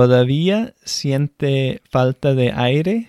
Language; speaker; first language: Spanish; non-native, fluent; English